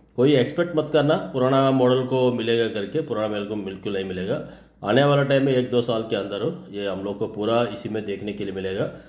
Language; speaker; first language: Hindi; non-native, local second language; Telugu